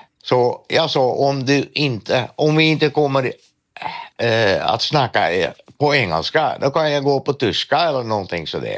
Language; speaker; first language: Swedish; non-native, fluent; Dutch